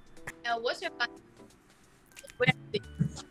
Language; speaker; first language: English; non-native, learner; Russian